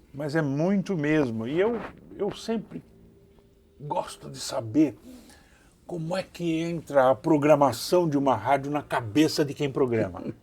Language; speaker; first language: Portuguese; native; Portuguese